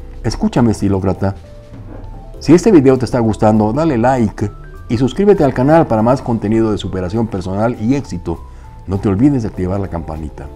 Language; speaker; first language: Spanish; native; Spanish